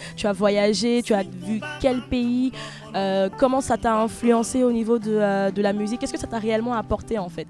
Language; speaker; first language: French; native; French